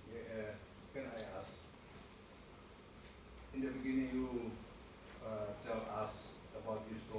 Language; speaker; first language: English; non-native, learner; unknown